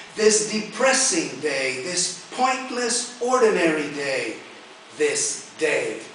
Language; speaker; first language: English; early bilingual, other home language; Spanish